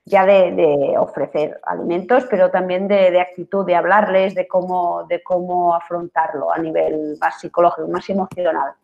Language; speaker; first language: Spanish; non-native, local second language; Catalan